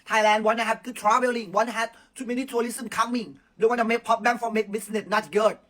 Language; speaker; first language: English; non-native, learner; Thai